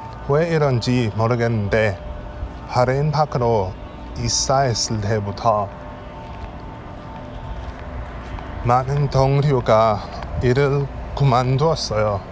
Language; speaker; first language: Korean; non-native, learner; English